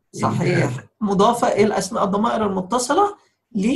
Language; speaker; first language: Arabic; native; Arabic